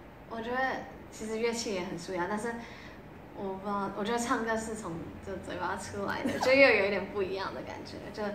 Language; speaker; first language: Chinese; early bilingual, heritage; Chinese